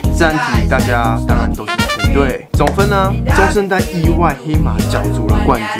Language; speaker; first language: Chinese; native; Chinese